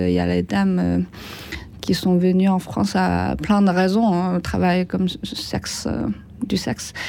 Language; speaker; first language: French; non-native, learner; Chinese